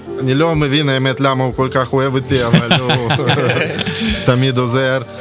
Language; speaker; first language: Hebrew; early bilingual, other home language; Russian